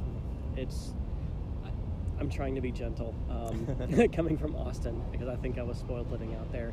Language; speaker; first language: English; native; English